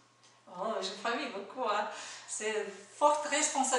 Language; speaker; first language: French; non-native, learner; Russian